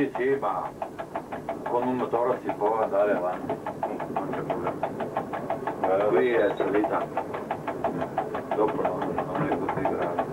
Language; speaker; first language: Italian; non-native, learner; Slovenian